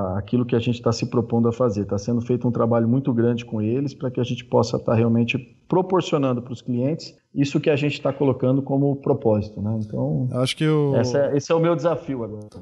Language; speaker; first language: Portuguese; native; Portuguese